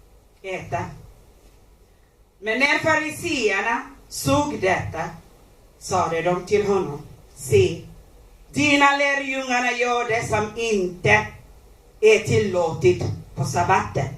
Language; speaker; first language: Swedish; non-native, learner; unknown